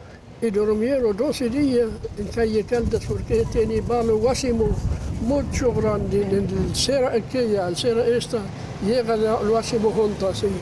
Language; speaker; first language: Spanish; non-native, learner; Arabic